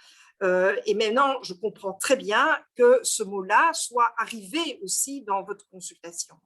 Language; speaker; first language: French; native; French